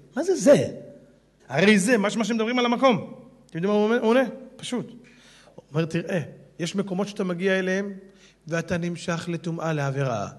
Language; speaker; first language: Hebrew; native; Hebrew